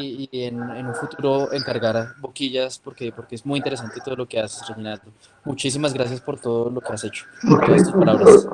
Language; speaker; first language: Spanish; native; Spanish